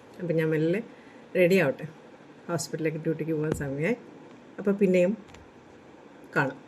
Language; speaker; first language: Malayalam; native; Malayalam